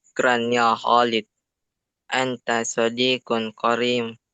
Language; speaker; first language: Arabic; non-native, learner; Indonesian